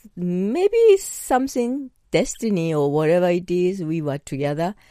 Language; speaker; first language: English; non-native, learner; Japanese